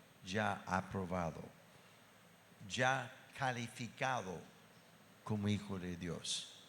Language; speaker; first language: Spanish; non-native, fluent; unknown